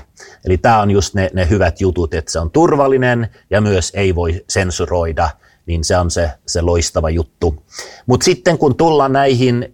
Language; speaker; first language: Finnish; non-native, fluent; Swedish